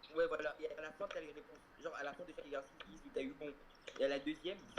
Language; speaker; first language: French; native; French